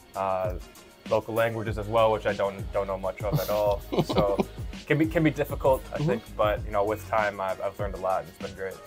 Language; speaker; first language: English; native; English